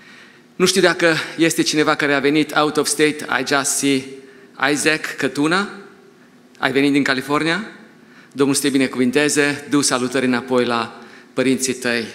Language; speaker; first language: Romanian; native; Romanian